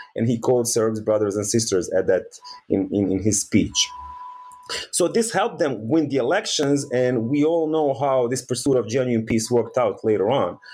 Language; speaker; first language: English; early bilingual, other home language; Bosnian